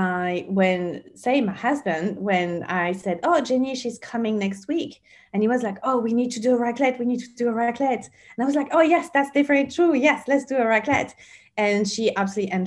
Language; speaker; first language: English; non-native, fluent; French